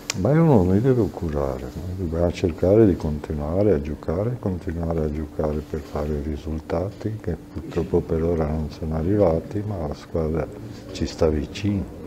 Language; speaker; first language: Italian; non-native, fluent; Czech